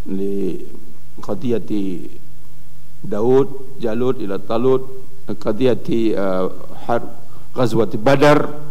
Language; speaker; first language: Arabic; non-native, fluent; Indonesian